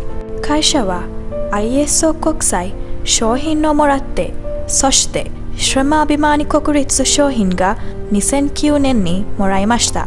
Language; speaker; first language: Japanese; non-native, learner; Sinhala